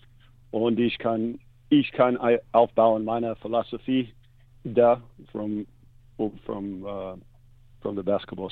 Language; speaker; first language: German; non-native, fluent; English